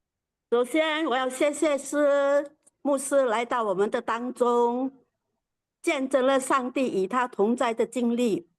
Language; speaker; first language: Chinese; early bilingual, heritage; Chinese